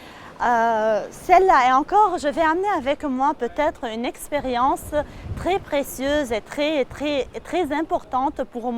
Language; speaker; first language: French; non-native, local second language; Arabic